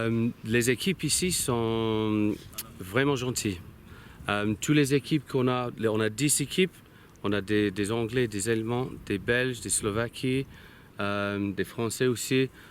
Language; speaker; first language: French; non-native, learner; English